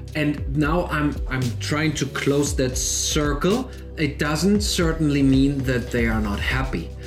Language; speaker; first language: English; non-native, fluent; German